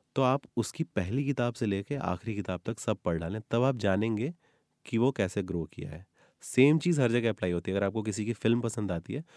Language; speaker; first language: Hindi; native; Hindi